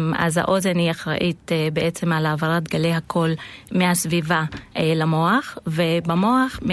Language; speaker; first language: Hebrew; non-native, local second language; Arabic